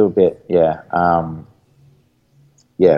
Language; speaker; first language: English; native; English